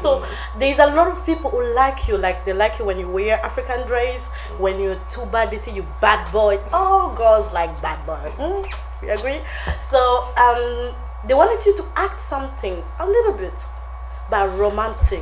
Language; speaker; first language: English; non-native, learner; French